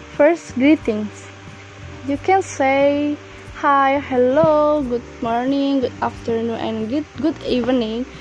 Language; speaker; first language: English; non-native, learner; Indonesian